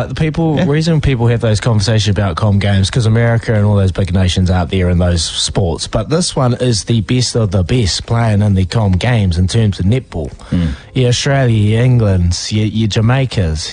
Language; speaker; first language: English; native; English